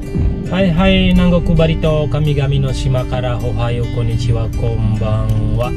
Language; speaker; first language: Japanese; non-native, learner; Indonesian